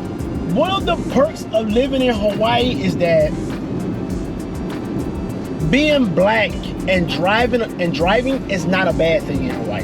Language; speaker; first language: English; native; English